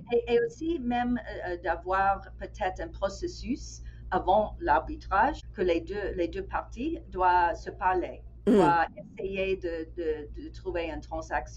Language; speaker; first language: French; non-native, fluent; English